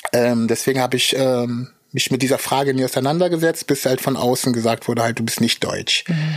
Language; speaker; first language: German; early bilingual, other home language; Russian